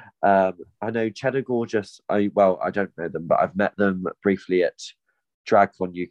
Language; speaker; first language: English; native; English